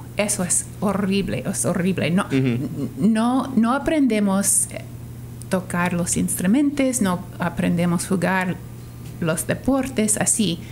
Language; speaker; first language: Spanish; non-native, fluent; English